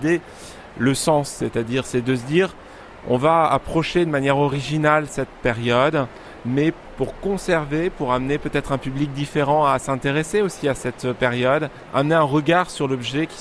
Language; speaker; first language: French; native; French